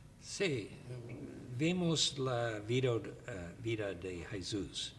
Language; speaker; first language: Spanish; non-native, learner; English